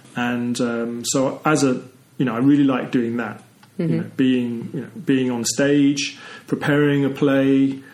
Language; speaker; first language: English; native; English